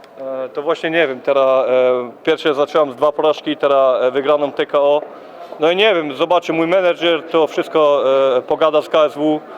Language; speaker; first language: Polish; early bilingual, heritage; Polish